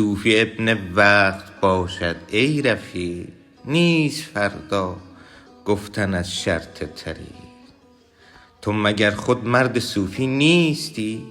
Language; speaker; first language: Persian; native; Persian